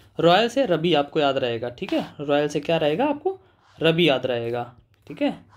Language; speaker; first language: Hindi; native; Hindi